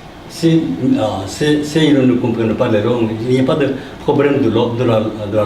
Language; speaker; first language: French; non-native, learner; Japanese